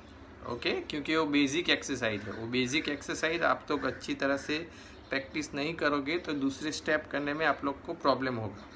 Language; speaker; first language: Hindi; native; Hindi